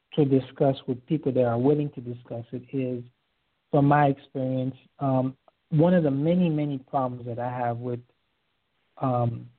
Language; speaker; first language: English; early bilingual, other home language; Haitian Creole